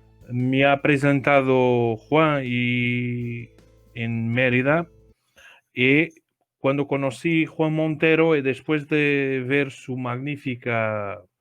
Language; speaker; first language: Spanish; non-native, learner; Portuguese